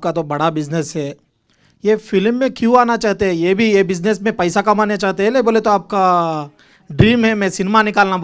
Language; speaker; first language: Hindi; non-native, local second language; Telugu